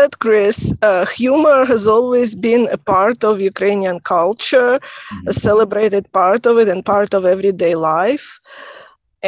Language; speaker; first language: English; non-native, fluent; Russian